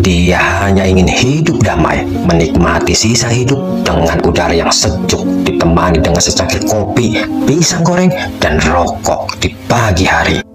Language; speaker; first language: Indonesian; native; Indonesian